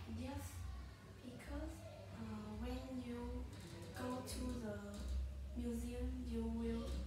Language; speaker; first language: English; non-native, learner; Vietnamese